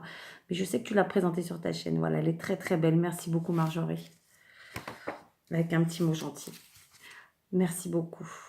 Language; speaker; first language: French; native; French